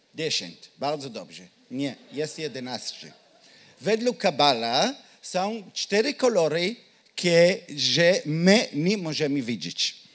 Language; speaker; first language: Polish; non-native, learner; Hebrew